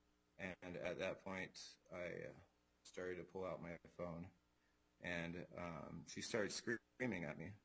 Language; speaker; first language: English; native; English